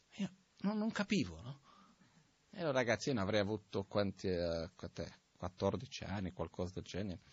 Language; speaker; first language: Italian; non-native, fluent; Portuguese